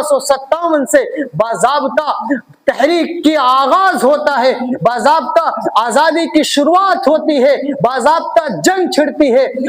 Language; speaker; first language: Urdu; native; Urdu